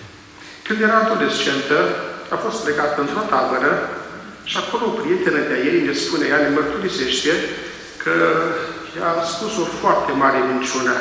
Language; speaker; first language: Romanian; native; Romanian